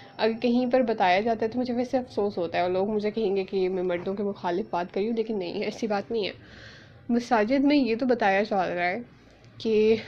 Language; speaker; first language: Urdu; native; Urdu